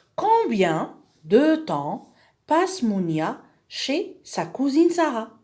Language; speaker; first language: French; non-native, local second language; Arabic